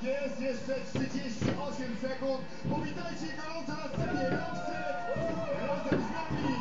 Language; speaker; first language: Polish; native; Polish